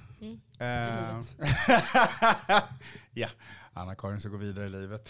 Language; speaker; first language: Swedish; early bilingual, other home language; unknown